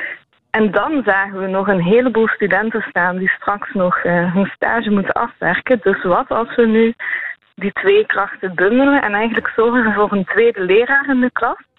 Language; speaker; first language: Dutch; native; Dutch